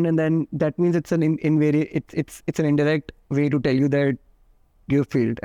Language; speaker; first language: English; non-native, local second language; Hindi